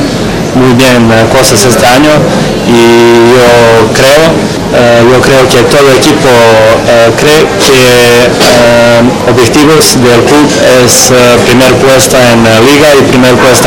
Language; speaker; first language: Spanish; non-native, learner; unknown